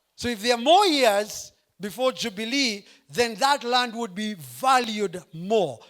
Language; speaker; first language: English; non-native, local second language; Swahili